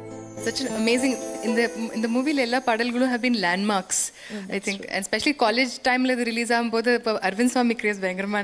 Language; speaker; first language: Tamil; native; Tamil